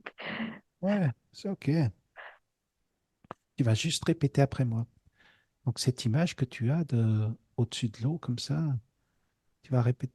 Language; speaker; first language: French; native; French